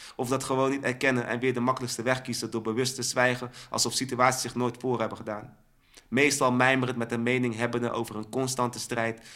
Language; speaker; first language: Dutch; early bilingual, other home language; Sranan Tongo